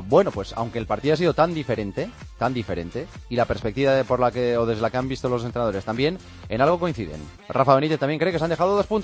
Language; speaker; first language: Spanish; native; Spanish